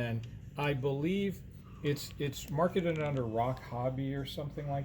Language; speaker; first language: English; native; English